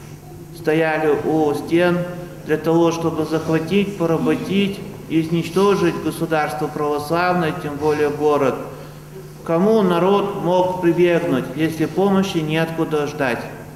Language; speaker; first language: Russian; native; Russian